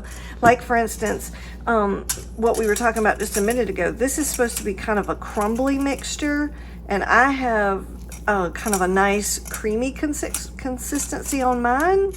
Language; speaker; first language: English; native; English